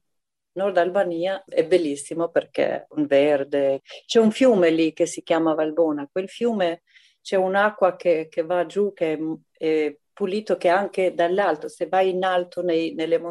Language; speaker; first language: Italian; non-native, fluent; Albanian